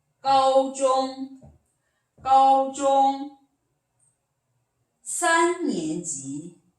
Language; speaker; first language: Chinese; non-native, fluent; Korean